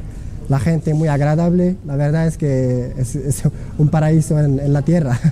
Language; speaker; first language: Spanish; non-native, fluent; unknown